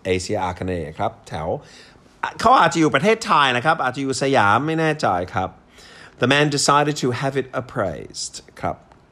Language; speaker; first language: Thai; non-native, fluent; English